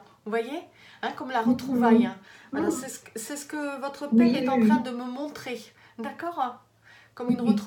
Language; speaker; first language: French; native; French